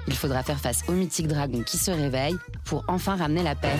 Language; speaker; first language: French; native; French